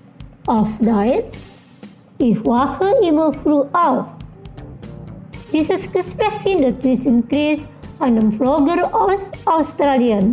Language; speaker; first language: German; non-native, fluent; Indonesian